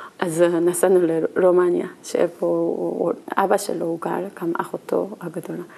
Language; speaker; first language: Hebrew; non-native, learner; Korean